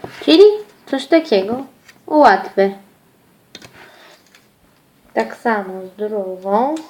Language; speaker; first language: Polish; early bilingual, other home language; Ukrainian